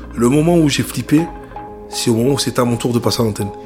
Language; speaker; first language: French; native; French